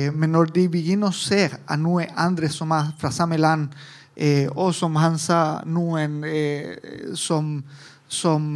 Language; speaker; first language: Norwegian; non-native, fluent; Italian